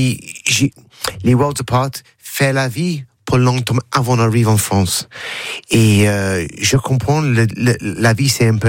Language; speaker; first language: French; non-native, learner; English